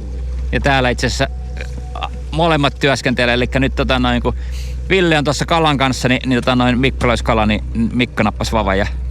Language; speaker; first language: Finnish; native; Finnish